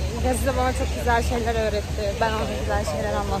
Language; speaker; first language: Turkish; native; Turkish